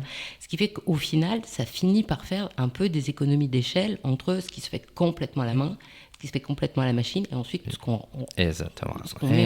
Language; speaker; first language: French; native; French